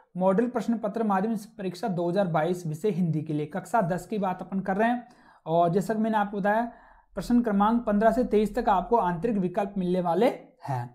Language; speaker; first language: Hindi; native; Hindi